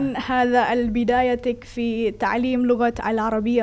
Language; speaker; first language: Arabic; non-native, fluent; Indonesian